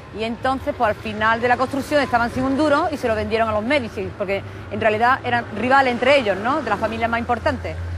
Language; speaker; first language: Spanish; native; Spanish